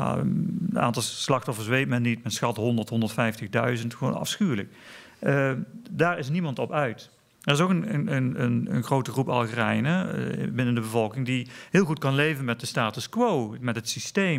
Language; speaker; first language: Dutch; native; Dutch